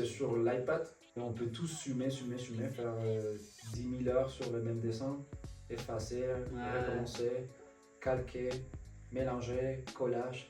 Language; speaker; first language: French; non-native, fluent; Spanish